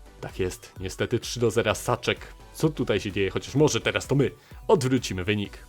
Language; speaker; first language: Polish; native; Polish